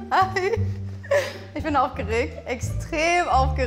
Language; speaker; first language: German; early bilingual, other home language; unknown